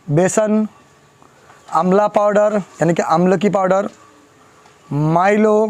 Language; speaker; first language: Hindi; non-native, local second language; Bangla